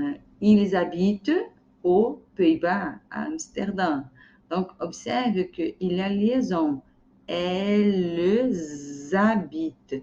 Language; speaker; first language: French; non-native, fluent; Portuguese